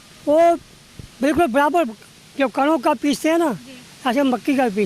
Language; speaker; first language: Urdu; non-native, local second language; Northern Hindko